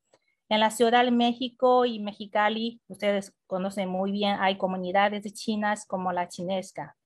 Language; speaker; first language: Spanish; non-native, fluent; Chinese